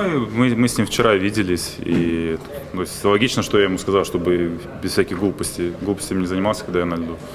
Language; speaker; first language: Russian; non-native, local second language; Latvian